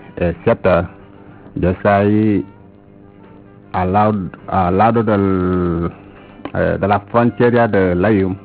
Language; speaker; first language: Spanish; non-native, learner; Wolof